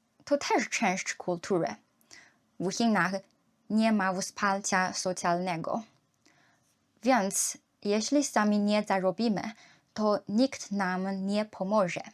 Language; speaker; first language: Polish; non-native, learner; Chinese